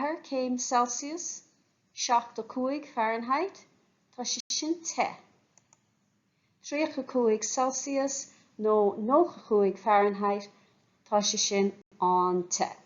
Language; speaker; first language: Irish; non-native, fluent; English